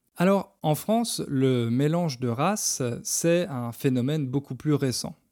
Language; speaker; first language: French; native; French